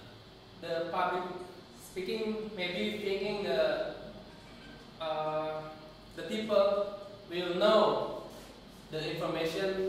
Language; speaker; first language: English; non-native, learner; Indonesian